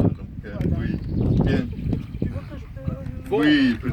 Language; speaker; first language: French; non-native, fluent; English